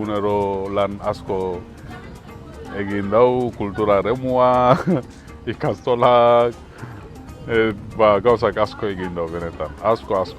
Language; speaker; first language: Basque; non-native, learner; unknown